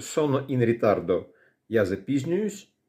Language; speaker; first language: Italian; non-native, learner; Ukrainian